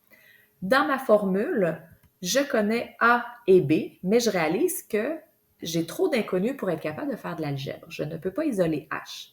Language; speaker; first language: French; native; French